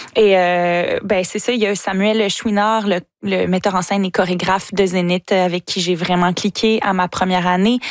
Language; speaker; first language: French; native; French